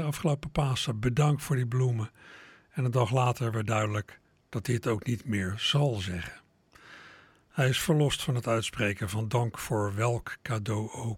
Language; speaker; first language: Dutch; native; Dutch